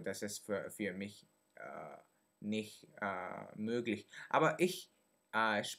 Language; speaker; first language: German; non-native, learner; Min Nan Chinese